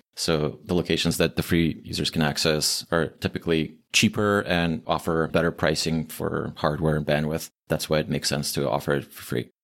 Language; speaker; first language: English; early bilingual, other home language; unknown